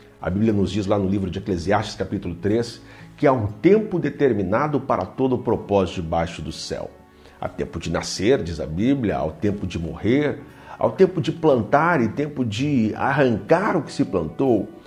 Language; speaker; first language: Portuguese; native; Portuguese